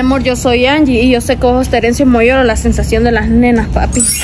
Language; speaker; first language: Spanish; native; Spanish